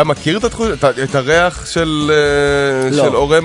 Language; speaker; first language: Hebrew; native; Hebrew